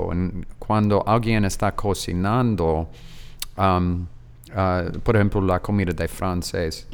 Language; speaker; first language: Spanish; non-native, fluent; English